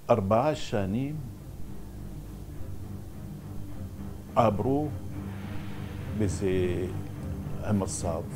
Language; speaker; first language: Hebrew; non-native, fluent; Arabic